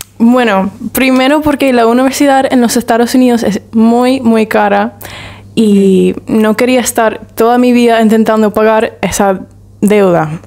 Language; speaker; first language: Spanish; non-native, fluent; English